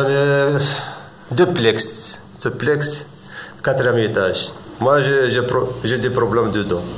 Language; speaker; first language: French; non-native, learner; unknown